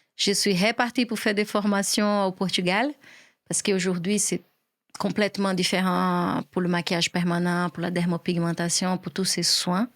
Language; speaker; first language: French; non-native, fluent; Portuguese